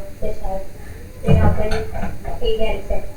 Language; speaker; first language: German; non-native, learner; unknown